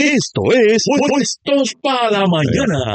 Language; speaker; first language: Spanish; native; Spanish